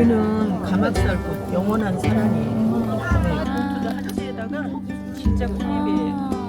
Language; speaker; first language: Korean; native; Korean